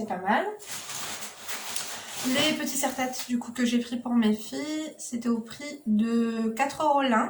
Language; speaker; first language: French; native; French